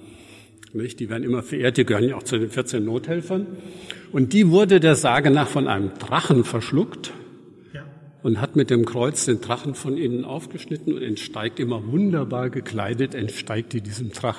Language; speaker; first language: German; native; German